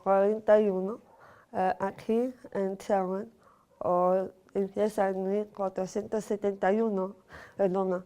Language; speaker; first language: Spanish; non-native, fluent; Arabic